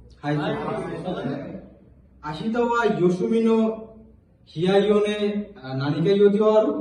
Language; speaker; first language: Japanese; non-native, learner; Bangla